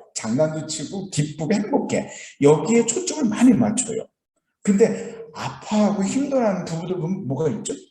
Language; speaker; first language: Korean; native; Korean